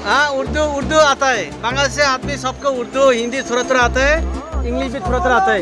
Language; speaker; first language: Hindi; non-native, fluent; Bangla